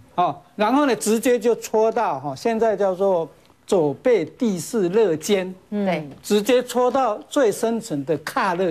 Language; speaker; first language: Chinese; native; Chinese